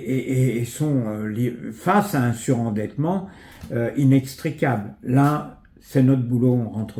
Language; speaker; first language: French; native; French